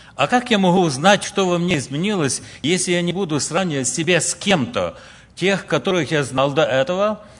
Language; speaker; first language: Russian; early bilingual, other home language; Ukrainian